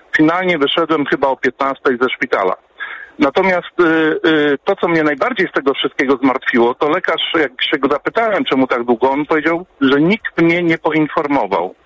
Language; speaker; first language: Polish; native; Polish